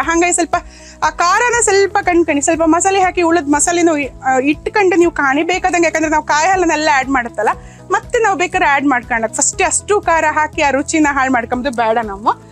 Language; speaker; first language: Kannada; native; Kannada